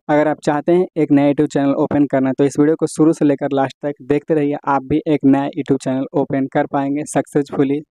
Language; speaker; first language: Hindi; native; Hindi